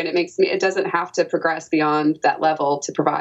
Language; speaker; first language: English; native; English